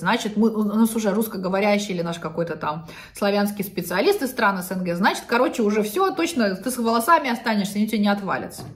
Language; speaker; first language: Russian; native; Russian